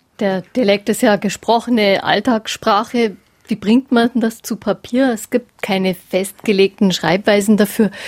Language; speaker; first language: German; native; German